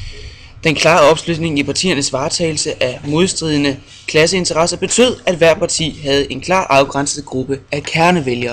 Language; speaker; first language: Danish; native; Danish